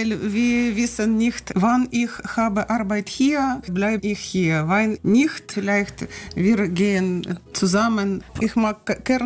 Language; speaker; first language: German; non-native, learner; Ukrainian